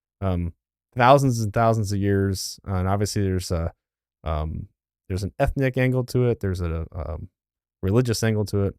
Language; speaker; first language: English; native; English